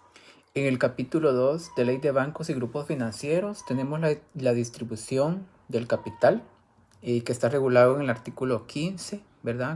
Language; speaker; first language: Spanish; native; Spanish